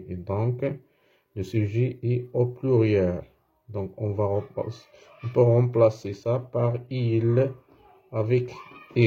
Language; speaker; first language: French; non-native, fluent; Arabic